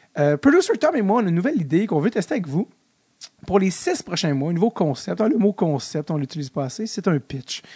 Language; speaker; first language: French; native; French